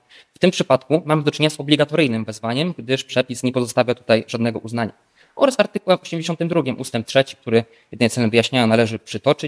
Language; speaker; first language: Polish; native; Polish